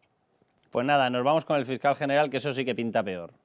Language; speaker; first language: Spanish; native; Spanish